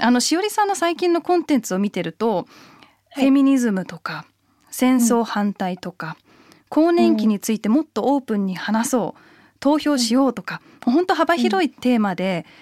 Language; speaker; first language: Japanese; early bilingual, heritage; Japanese